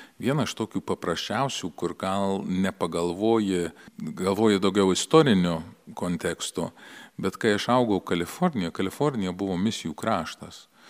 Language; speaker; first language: Lithuanian; early bilingual, heritage; Lithuanian